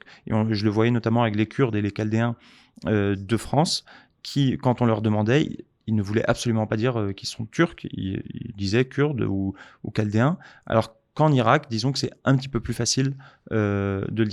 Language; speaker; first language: French; native; French